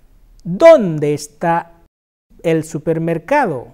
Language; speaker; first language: Spanish; non-native, fluent; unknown